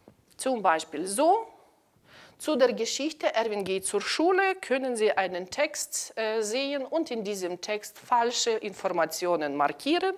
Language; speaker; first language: German; non-native, fluent; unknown